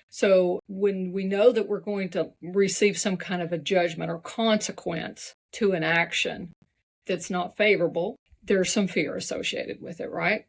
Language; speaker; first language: English; native; English